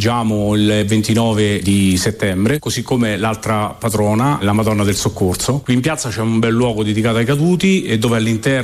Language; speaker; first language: Italian; native; Italian